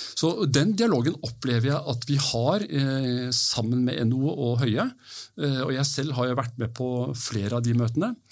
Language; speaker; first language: Norwegian; early bilingual, heritage; Norwegian